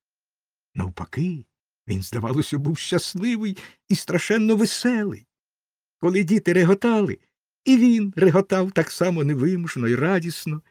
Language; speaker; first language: Ukrainian; native; Ukrainian